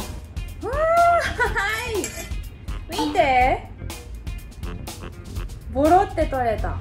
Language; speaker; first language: Japanese; native; Japanese